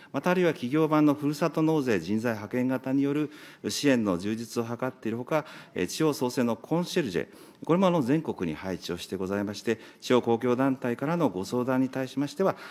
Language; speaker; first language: Japanese; native; Japanese